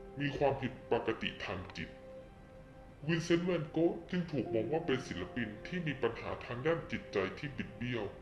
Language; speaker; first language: Thai; native; Thai